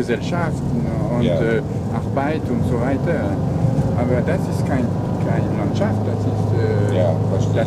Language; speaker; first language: German; non-native, learner; French